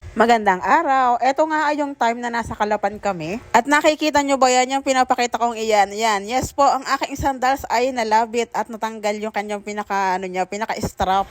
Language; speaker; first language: Filipino; native; Filipino